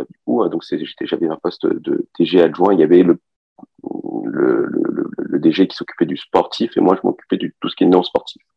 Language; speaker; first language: French; early bilingual, other home language; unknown